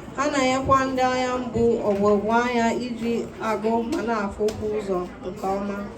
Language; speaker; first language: Igbo; early bilingual, heritage; Igbo